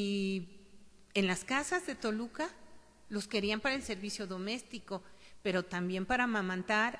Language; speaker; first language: Spanish; native; Spanish